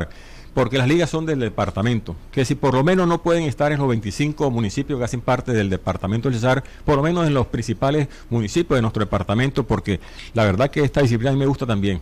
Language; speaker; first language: Spanish; native; Spanish